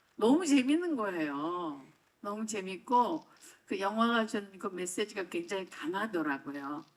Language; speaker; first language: Korean; native; Korean